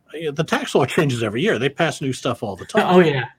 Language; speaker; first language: English; native; English